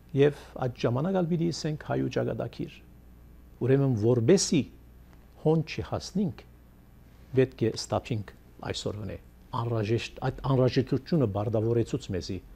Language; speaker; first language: Armenian; early bilingual, heritage; Armenian